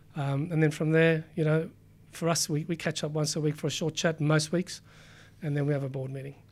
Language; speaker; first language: English; native; English